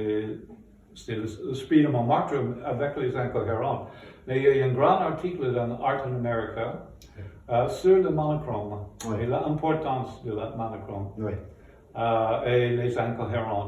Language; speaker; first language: French; non-native, fluent; English